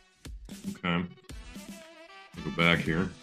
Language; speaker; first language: English; native; English